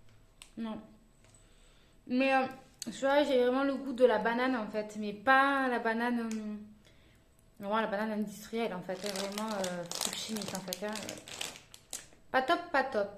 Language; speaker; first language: French; native; French